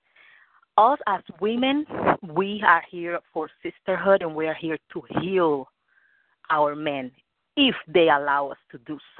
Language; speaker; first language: English; non-native, fluent; Spanish